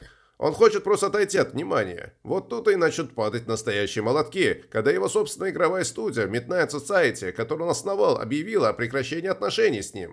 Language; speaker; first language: Russian; native; Russian